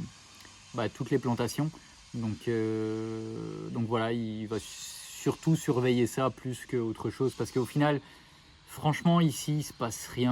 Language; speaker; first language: French; native; French